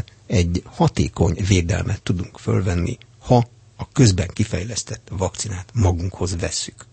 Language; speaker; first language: Hungarian; native; Hungarian